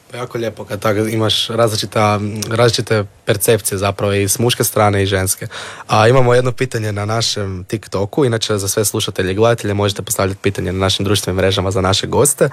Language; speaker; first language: Serbian; native; Serbian